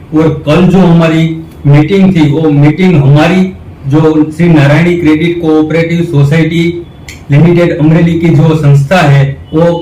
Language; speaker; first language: Hindi; non-native, local second language; Gujarati